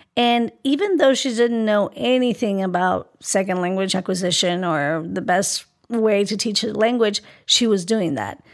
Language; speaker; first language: English; early bilingual, other home language; Spanish